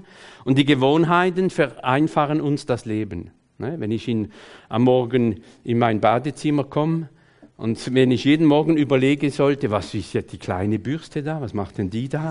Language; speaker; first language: German; non-native, fluent; French